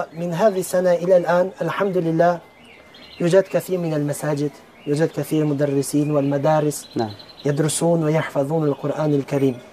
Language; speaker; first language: Arabic; non-native, learner; Albanian